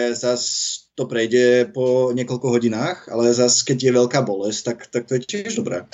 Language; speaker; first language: Slovak; early bilingual, heritage; Dutch